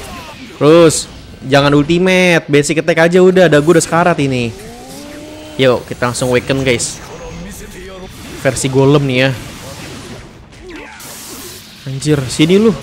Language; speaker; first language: Indonesian; native; Indonesian